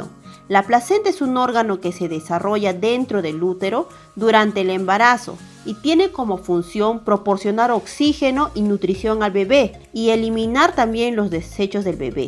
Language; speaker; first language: Spanish; native; Spanish